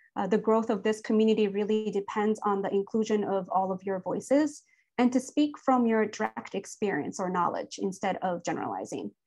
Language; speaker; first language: English; native; English